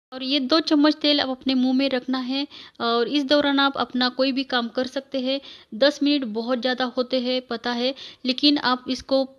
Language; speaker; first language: Hindi; non-native, local second language; Marathi